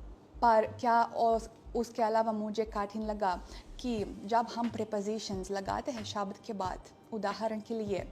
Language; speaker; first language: Hindi; non-native, fluent; Russian